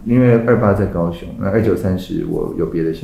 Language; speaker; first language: Chinese; native; Chinese